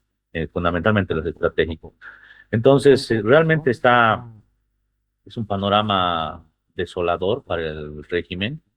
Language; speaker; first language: Spanish; native; Spanish